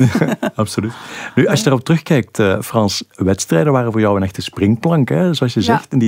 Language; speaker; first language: Dutch; native; Dutch